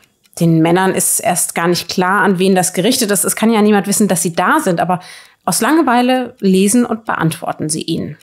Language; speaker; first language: German; native; German